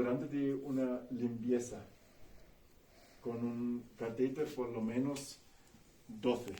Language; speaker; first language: Spanish; non-native, fluent; German